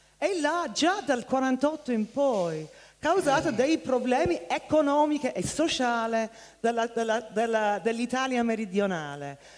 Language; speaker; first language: Italian; non-native, fluent; English